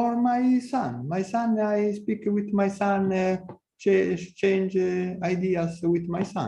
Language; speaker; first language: English; non-native, learner; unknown